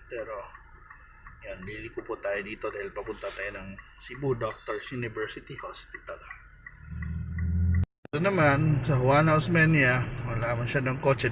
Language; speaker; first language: Filipino; non-native, local second language; Cebuano